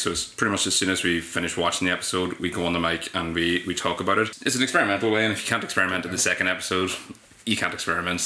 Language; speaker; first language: English; native; English